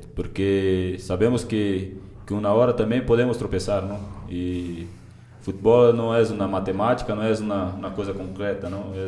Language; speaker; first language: Spanish; non-native, learner; Portuguese